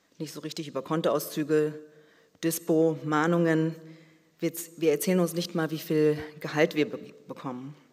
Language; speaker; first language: German; early bilingual, other home language; Korean